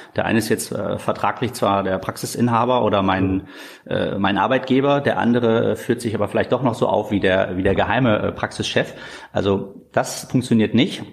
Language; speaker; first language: German; native; German